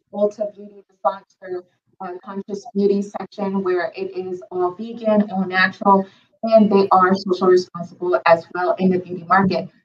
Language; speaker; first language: English; non-native, fluent; Russian